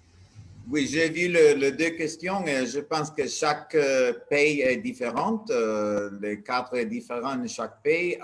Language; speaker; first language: French; non-native, learner; Spanish